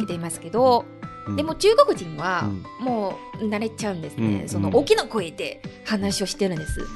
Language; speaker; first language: Japanese; non-native, fluent; Chinese